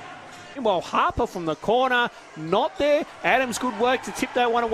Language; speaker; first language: English; native; English